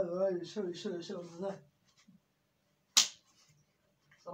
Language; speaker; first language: Russian; non-native, learner; Turkish